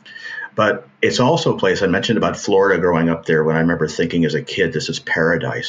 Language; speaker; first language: English; native; English